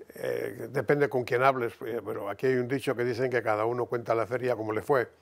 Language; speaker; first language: Spanish; native; Spanish